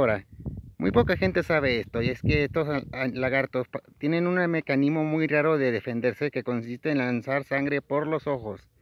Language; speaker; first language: Spanish; native; Spanish